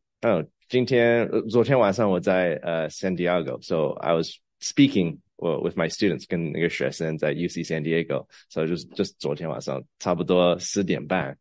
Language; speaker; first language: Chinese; non-native, learner; English